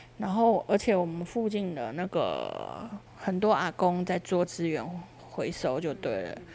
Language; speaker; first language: Chinese; native; Chinese